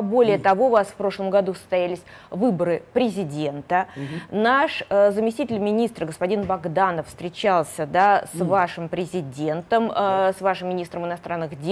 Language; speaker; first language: Russian; native; Russian